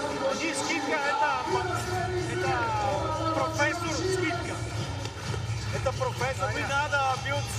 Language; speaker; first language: Russian; non-native, learner; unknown